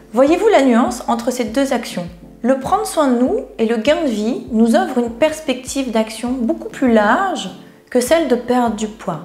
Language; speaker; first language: French; native; French